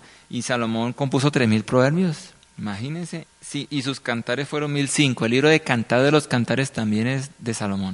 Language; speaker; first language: Spanish; native; Spanish